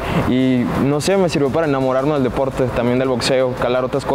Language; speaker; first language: Spanish; native; Spanish